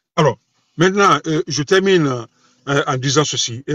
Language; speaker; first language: French; non-native, local second language; Bambara